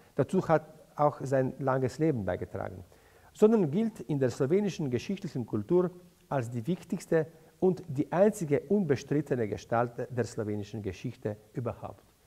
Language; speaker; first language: German; non-native, fluent; Slovenian